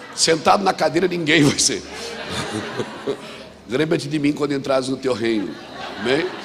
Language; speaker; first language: Portuguese; native; Portuguese